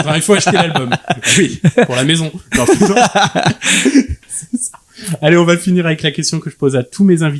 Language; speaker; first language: French; native; French